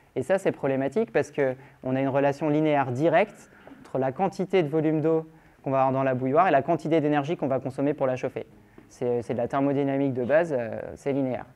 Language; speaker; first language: French; native; French